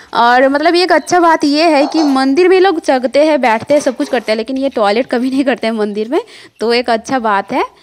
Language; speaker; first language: Hindi; non-native, local second language; Bangla